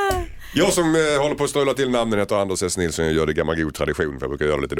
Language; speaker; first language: Swedish; native; Swedish